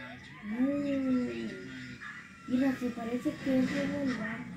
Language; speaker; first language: Spanish; early bilingual, heritage; Spanish